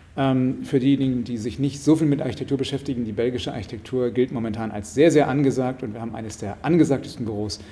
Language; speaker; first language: German; native; German